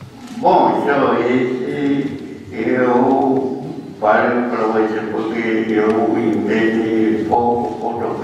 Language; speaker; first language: Portuguese; non-native, local second language; Kayapó